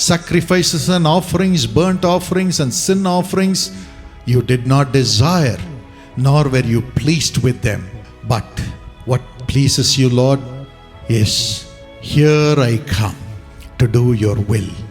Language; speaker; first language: English; non-native, local second language; Tamil